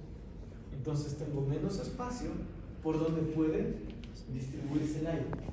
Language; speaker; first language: Spanish; native; Spanish